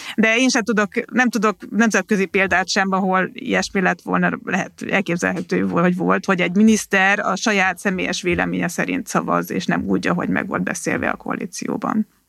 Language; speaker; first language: Hungarian; early bilingual, heritage; Hungarian